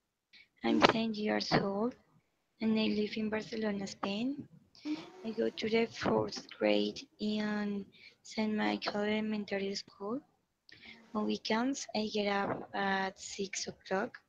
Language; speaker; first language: English; non-native, learner; Spanish